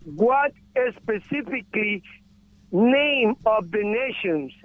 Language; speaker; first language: English; non-native, learner; Spanish